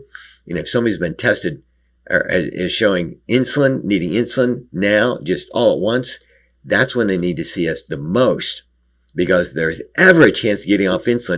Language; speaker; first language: English; native; English